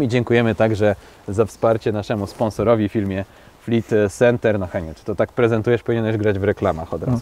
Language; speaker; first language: Polish; native; Polish